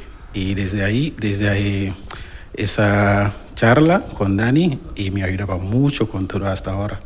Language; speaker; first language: Spanish; non-native, fluent; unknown